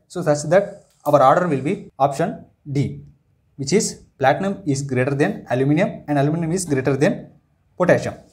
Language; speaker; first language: English; non-native, local second language; Telugu